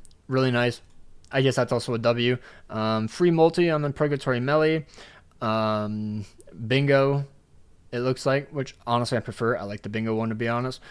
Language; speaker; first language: English; native; English